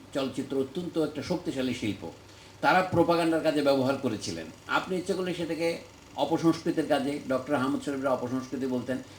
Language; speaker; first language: Bangla; native; Bangla